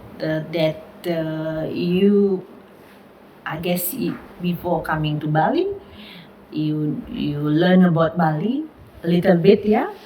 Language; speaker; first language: English; non-native, learner; Indonesian